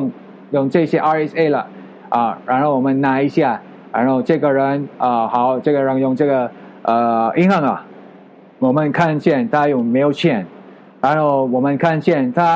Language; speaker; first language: Chinese; non-native, fluent; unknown